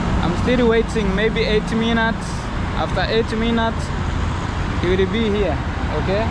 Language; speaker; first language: English; non-native, fluent; Rundi